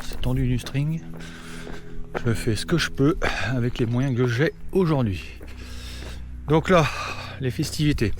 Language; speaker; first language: French; native; French